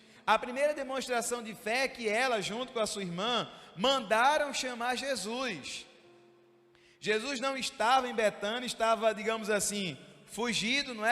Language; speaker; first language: Portuguese; native; Portuguese